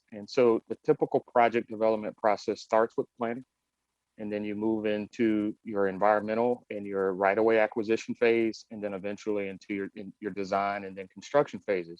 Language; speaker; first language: English; native; English